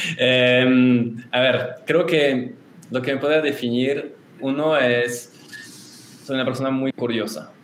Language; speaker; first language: Spanish; non-native, fluent; French